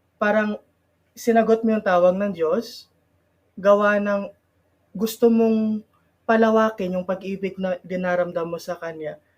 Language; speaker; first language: Filipino; non-native, local second language; Hiligaynon